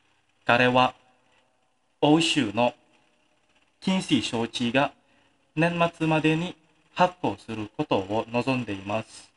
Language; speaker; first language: Japanese; non-native, fluent; Indonesian